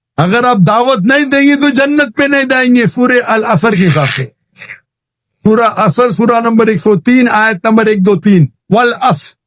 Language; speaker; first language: Urdu; non-native, local second language; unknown